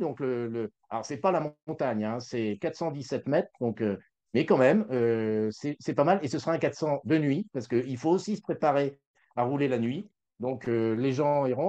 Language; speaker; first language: French; native; French